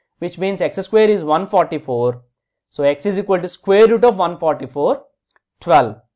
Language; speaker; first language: English; non-native, local second language; Telugu